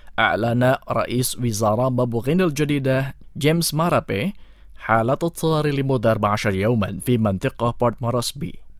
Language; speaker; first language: Arabic; non-native, fluent; Indonesian